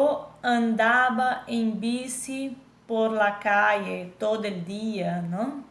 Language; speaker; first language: Spanish; non-native, fluent; Portuguese